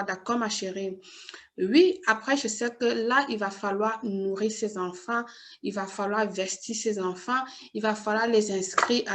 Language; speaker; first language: French; native; French